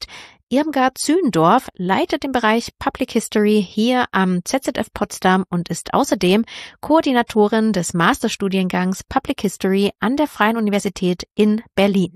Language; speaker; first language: German; native; German